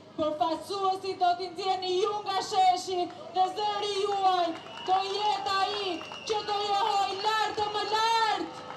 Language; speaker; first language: Albanian; native; Albanian